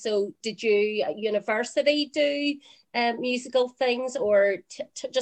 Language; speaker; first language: English; native; English